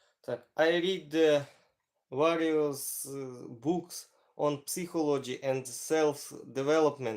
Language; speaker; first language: English; non-native, learner; Ukrainian